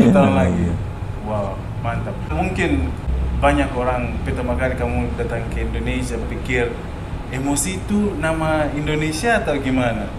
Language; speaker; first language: Indonesian; non-native, fluent; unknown